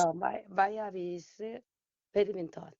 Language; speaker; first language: English; non-native, learner; Korean